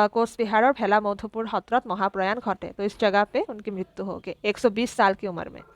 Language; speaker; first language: Hindi; non-native, local second language; Assamese